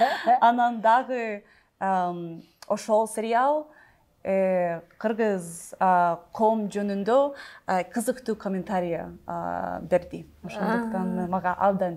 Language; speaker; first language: Kyrgyz; non-native, learner; English